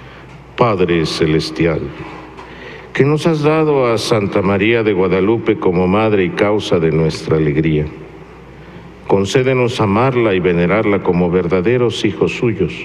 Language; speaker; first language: Spanish; native; Spanish